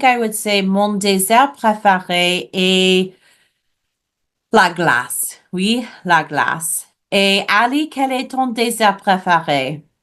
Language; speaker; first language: French; non-native, fluent; English